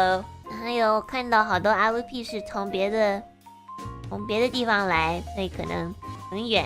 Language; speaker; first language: Chinese; early bilingual, heritage; English